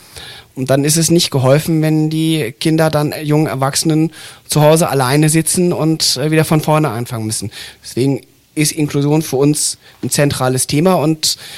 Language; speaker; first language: German; native; German